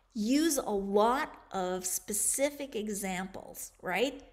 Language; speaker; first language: English; native; English